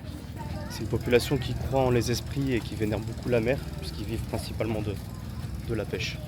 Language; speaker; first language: French; native; French